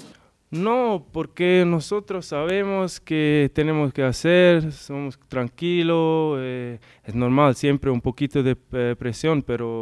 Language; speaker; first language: Spanish; non-native, learner; English